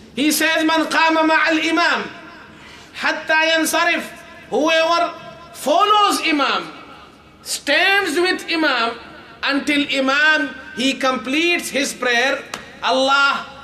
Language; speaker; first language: English; non-native, local second language; Urdu